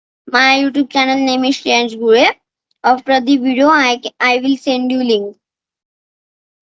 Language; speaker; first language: English; non-native, learner; Marathi